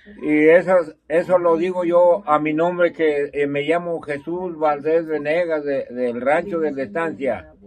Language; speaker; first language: Spanish; native; Spanish